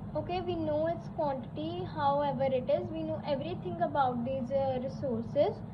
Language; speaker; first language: English; non-native, local second language; Punjabi